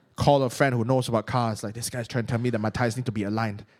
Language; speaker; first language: English; non-native, local second language; Cantonese